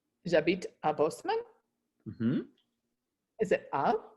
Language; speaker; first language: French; non-native, learner; English